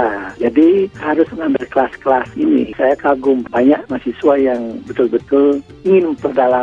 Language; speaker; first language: Indonesian; non-native, local second language; Balinese